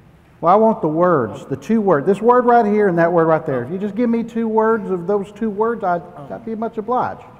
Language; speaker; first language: English; native; English